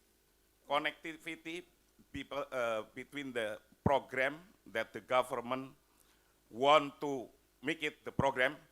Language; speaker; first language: English; non-native, fluent; Indonesian